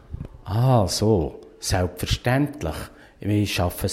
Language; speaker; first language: German; native; German